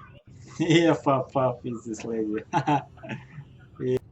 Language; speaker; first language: English; non-native, learner; Russian